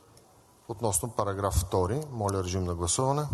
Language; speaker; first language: Bulgarian; native; Bulgarian